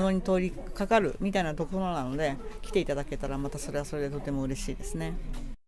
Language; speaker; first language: Japanese; native; Japanese